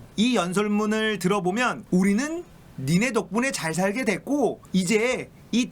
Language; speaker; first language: Korean; native; Korean